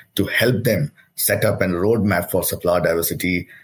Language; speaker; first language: English; non-native, local second language; Hindi